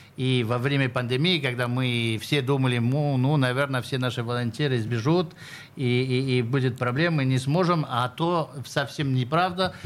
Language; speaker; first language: Russian; early bilingual, heritage; Russian